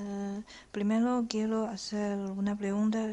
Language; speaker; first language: Spanish; non-native, fluent; Chinese